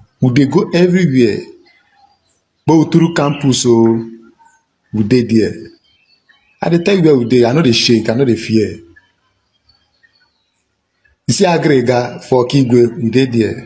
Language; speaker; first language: Nigerian Pidgin; non-native, local second language; Igbo